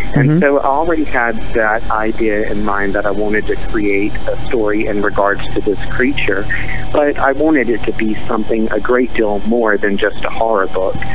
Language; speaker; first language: English; native; English